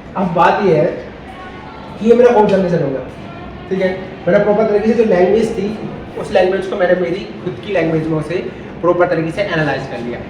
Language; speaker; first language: Hindi; native; Hindi